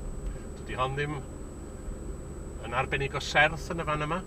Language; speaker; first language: Welsh; native; Welsh